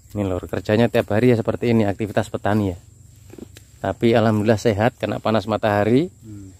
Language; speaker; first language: Indonesian; non-native, local second language; Javanese